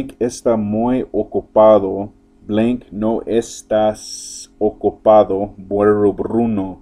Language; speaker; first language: Spanish; non-native, learner; English